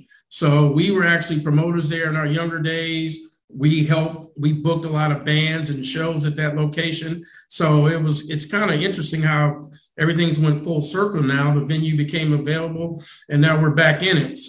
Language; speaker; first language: English; native; English